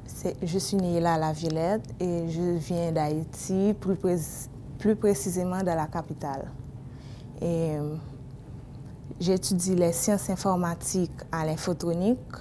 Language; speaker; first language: French; non-native, local second language; Haitian Creole